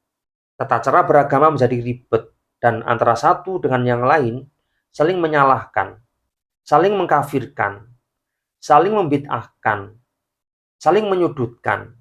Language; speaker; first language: Indonesian; native; Indonesian